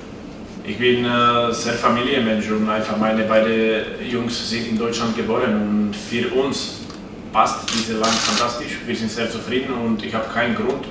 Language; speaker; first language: German; non-native, fluent; Slovak